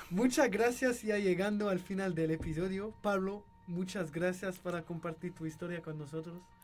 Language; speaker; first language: Spanish; non-native, learner; French